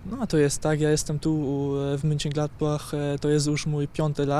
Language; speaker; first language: Polish; early bilingual, heritage; German